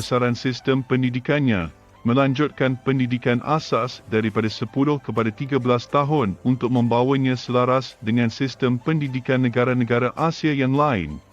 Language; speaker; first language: Malay; native; Malay